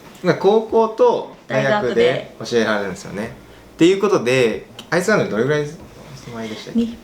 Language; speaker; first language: Japanese; native; Japanese